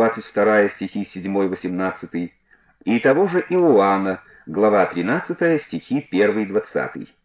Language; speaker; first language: Russian; native; Russian